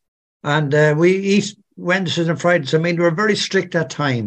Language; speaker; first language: English; native; English